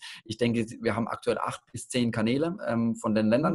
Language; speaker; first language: German; native; German